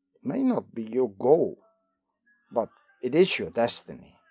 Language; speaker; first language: English; non-native, fluent; Dutch